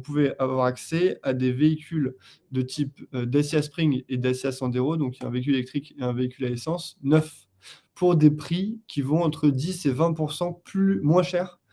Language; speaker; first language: French; native; French